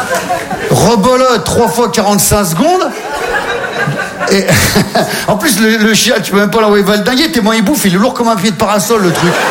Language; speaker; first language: French; native; French